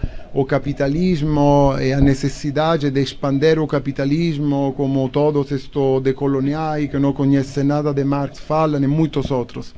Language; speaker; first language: Portuguese; non-native, learner; Italian